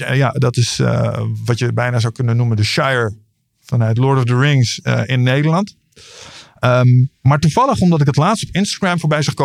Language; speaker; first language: Dutch; native; Dutch